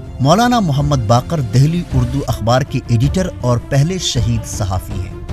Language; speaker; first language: Urdu; native; Urdu